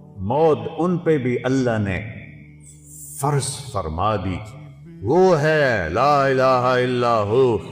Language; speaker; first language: Urdu; non-native, local second language; Saraiki